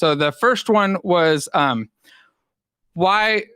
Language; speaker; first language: English; native; English